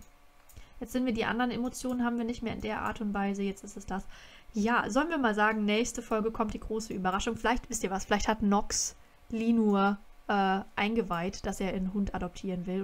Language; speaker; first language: German; native; German